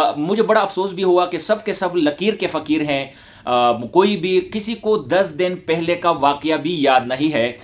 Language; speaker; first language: Urdu; non-native, local second language; Pashto